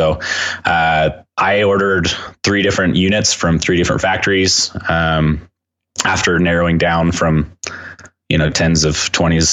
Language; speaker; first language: English; native; English